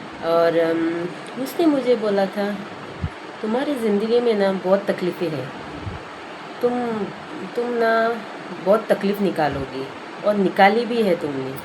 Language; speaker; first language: Hindi; non-native, local second language; Konkani